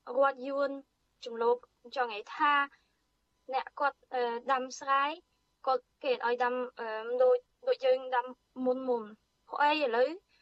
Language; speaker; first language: Khmer; early bilingual, heritage; Khmer